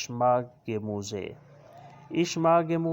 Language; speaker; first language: German; non-native, fluent; Urdu